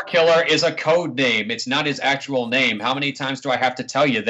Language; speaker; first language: English; native; English